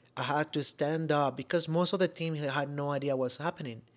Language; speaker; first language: English; non-native, fluent; Spanish